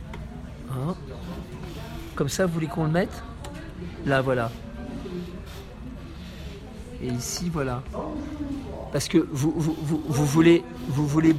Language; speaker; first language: French; native; French